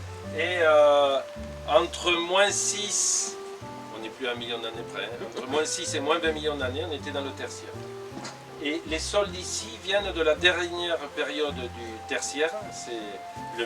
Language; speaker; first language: French; native; French